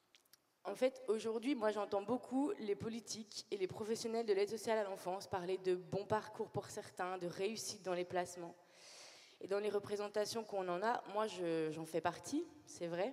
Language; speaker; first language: French; native; French